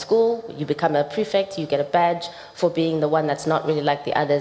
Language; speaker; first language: English; non-native, local second language; Xhosa